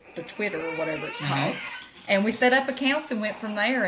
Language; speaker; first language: English; native; English